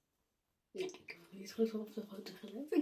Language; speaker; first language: Dutch; early bilingual, other home language; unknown